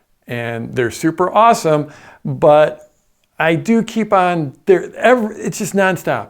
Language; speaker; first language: English; native; English